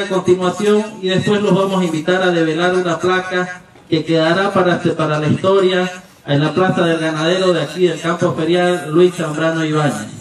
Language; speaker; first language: Spanish; native; Spanish